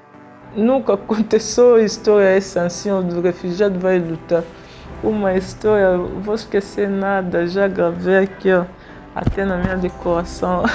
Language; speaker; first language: Portuguese; non-native, learner; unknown